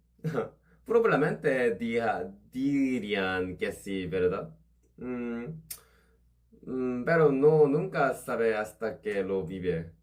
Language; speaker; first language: Spanish; non-native, learner; Korean